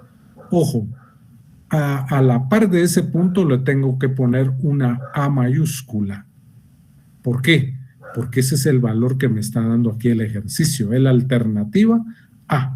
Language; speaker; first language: Spanish; native; Spanish